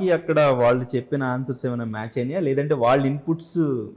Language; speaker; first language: Telugu; native; Telugu